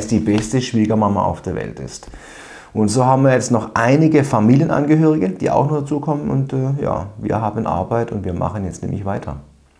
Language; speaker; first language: German; native; German